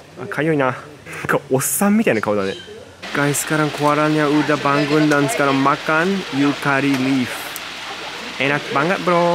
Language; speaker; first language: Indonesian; non-native, fluent; Japanese